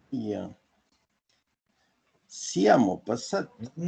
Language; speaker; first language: Italian; non-native, learner; Spanish